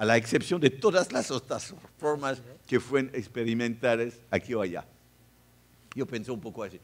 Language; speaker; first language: Spanish; non-native, fluent; French